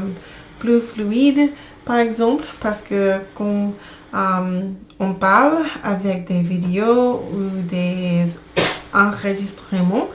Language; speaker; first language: French; non-native, learner; English